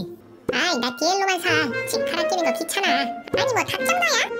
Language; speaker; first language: Korean; native; Korean